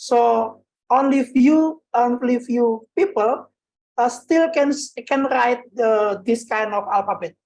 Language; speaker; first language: English; non-native, learner; Indonesian